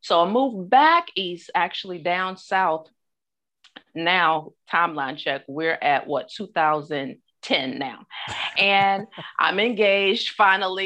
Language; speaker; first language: English; native; English